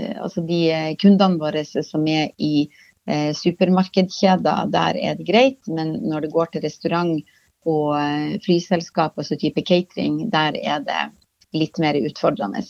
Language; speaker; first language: Norwegian; native; Norwegian